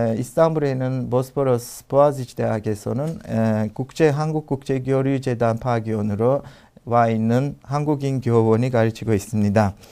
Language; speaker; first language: Korean; non-native, fluent; Turkish